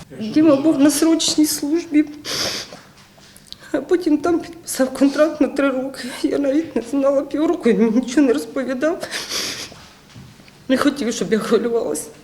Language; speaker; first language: Ukrainian; native; Ukrainian